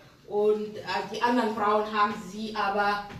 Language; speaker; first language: German; non-native, fluent; Arabic